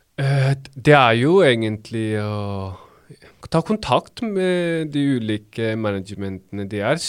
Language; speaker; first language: Norwegian; early bilingual, other home language; Baluchi